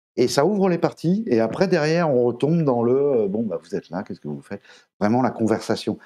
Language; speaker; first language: French; native; French